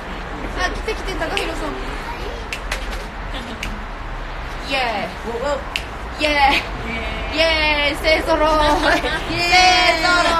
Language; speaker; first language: Japanese; native; Japanese